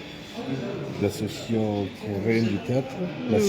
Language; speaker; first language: French; non-native, learner; Romanian